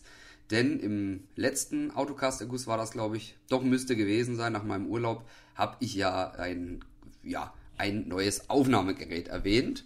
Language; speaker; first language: German; native; German